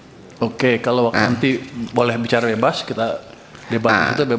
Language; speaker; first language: Indonesian; native; Indonesian